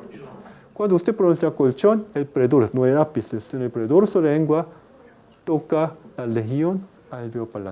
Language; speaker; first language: Spanish; non-native, fluent; Korean